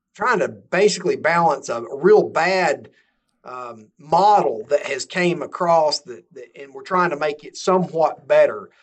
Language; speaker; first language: English; native; English